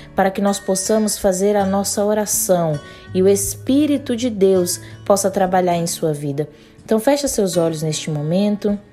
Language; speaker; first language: Portuguese; native; Portuguese